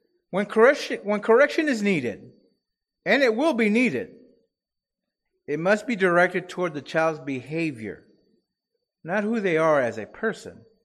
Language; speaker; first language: English; native; English